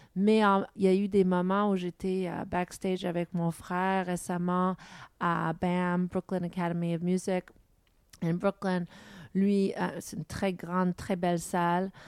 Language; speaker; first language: French; non-native, local second language; English